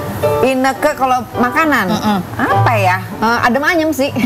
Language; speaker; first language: Indonesian; native; Indonesian